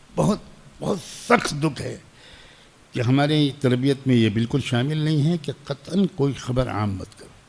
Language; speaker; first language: Urdu; native; Urdu